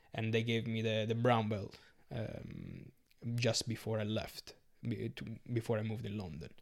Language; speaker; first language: English; non-native, learner; Italian